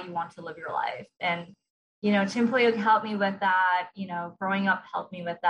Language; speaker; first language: English; early bilingual, other home language; Iloko